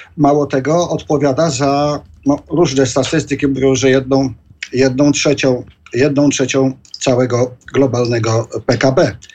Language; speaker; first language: Polish; native; Polish